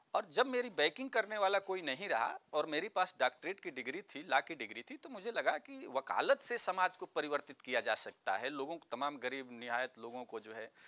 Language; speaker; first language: Hindi; native; Hindi